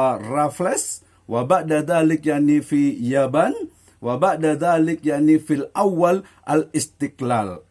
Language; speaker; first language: Arabic; non-native, fluent; Indonesian